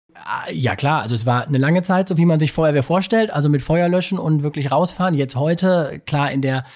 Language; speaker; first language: German; native; German